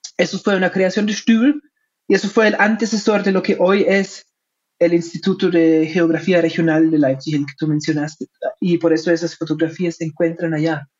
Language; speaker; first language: Spanish; non-native, fluent; German